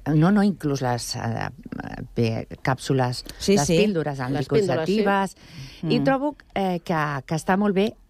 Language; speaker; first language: Catalan; non-native, local second language; Spanish